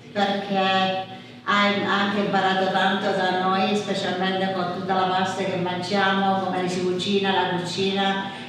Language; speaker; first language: Italian; early bilingual, heritage; English